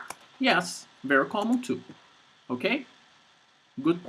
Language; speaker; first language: English; non-native, fluent; Portuguese